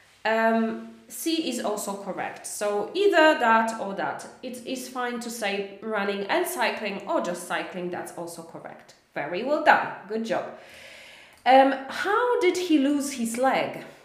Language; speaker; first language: English; non-native, fluent; Polish